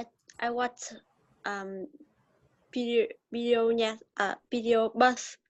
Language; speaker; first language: English; non-native, learner; Vietnamese